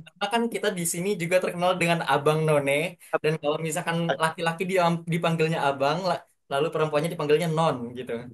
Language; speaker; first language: Indonesian; native; Indonesian